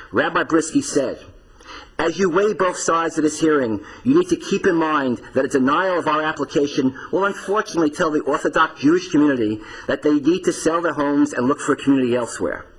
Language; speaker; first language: English; native; English